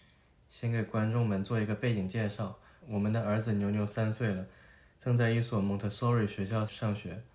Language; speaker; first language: Chinese; native; Chinese